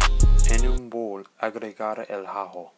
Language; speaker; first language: Spanish; non-native, learner; English